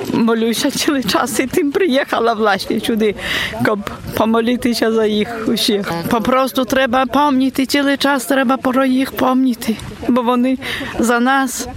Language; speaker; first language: Polish; non-native, local second language; Ukrainian